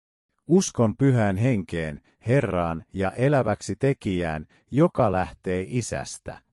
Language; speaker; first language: Finnish; native; Finnish